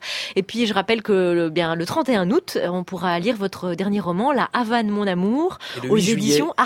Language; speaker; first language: French; native; French